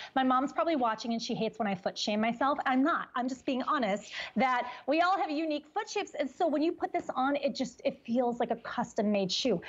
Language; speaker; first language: English; native; English